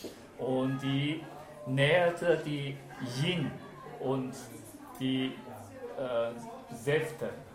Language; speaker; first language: German; non-native, fluent; Chinese